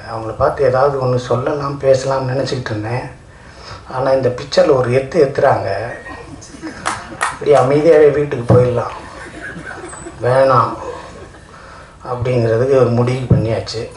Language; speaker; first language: Tamil; native; Tamil